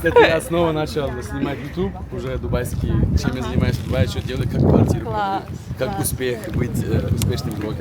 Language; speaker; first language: Russian; non-native, fluent; Turkish